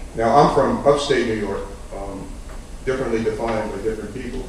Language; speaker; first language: English; native; English